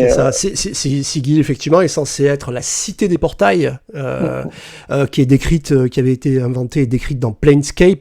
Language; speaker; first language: French; native; French